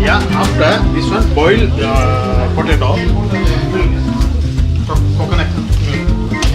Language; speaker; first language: English; non-native, learner; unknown